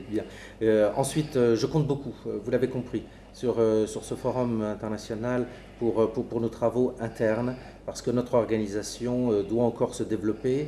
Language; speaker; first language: French; native; French